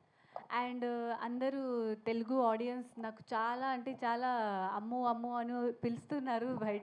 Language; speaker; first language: Telugu; non-native, fluent; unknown